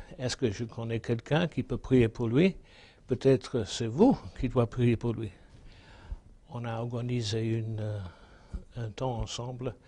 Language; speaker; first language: French; non-native, fluent; English